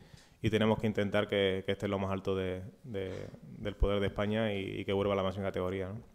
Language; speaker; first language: Spanish; native; Spanish